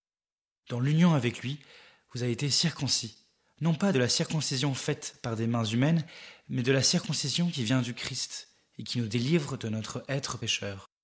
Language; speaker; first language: French; native; French